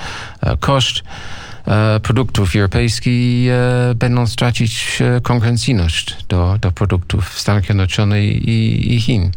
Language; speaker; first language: Polish; non-native, learner; English